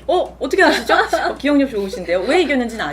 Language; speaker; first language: Korean; native; Korean